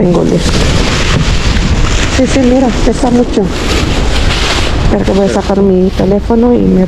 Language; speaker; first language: Spanish; non-native, learner; Filipino